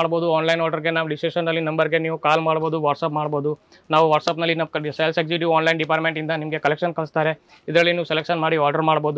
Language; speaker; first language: Kannada; non-native, fluent; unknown